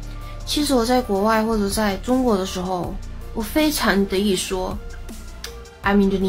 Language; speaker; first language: Chinese; non-native, fluent; Indonesian